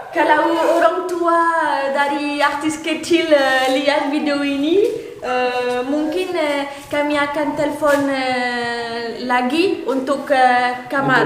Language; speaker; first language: Indonesian; non-native, learner; French